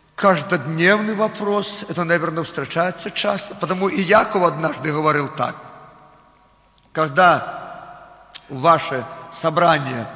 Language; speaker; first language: Russian; non-native, local second language; Belarusian